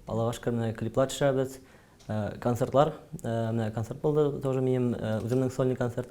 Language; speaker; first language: Tatar; native; Tatar